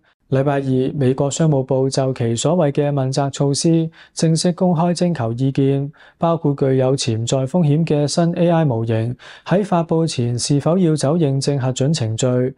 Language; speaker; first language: Cantonese; native; Cantonese